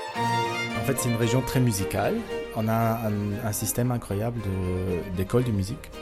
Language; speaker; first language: French; non-native, fluent; German